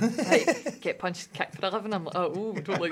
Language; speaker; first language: English; native; English